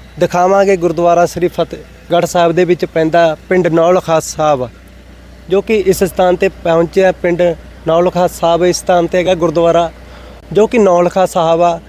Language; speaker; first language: Punjabi; native; Punjabi